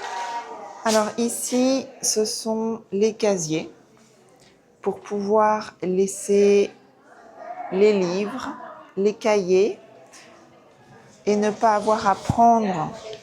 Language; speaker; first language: French; native; French